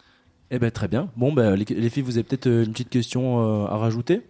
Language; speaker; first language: French; native; French